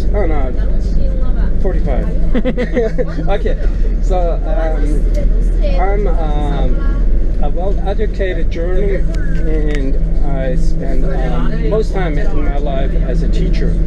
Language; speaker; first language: English; non-native, fluent; German